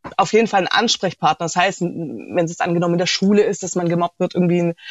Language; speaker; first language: German; native; German